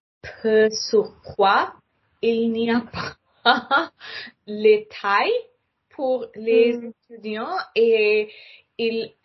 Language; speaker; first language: French; non-native, learner; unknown